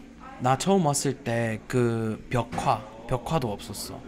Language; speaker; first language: Korean; non-native, fluent; English